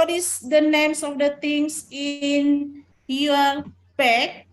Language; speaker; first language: English; non-native, learner; Indonesian